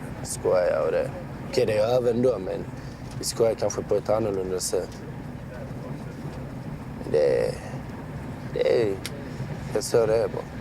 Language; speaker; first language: Swedish; early bilingual, other home language; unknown